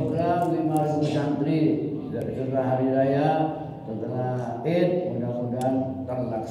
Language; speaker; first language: Indonesian; non-native, local second language; Madurese